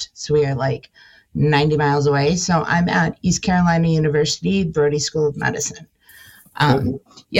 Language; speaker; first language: English; native; English